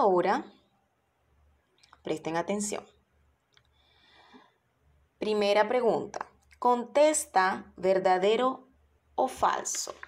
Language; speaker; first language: Spanish; non-native, fluent; Portuguese